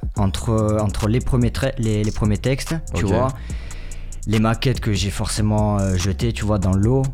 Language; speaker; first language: French; native; French